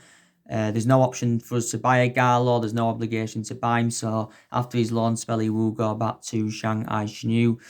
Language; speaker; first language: English; native; English